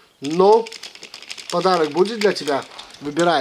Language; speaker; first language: Russian; early bilingual, heritage; Russian